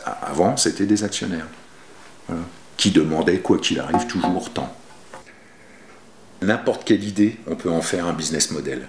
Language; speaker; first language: French; native; French